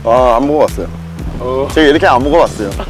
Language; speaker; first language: Korean; non-native, fluent; English